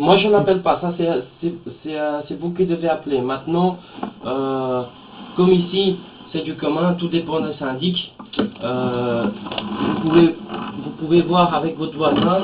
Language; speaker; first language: French; native; French